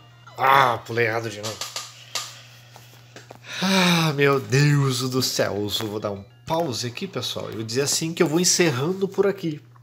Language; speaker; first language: Portuguese; native; Portuguese